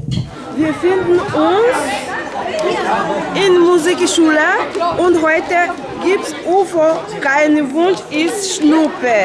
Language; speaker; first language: German; non-native, learner; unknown